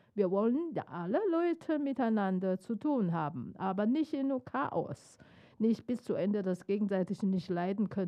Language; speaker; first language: German; non-native, fluent; Chinese